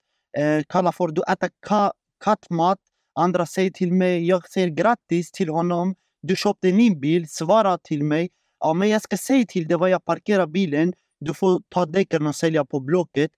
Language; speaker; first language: Swedish; non-native, learner; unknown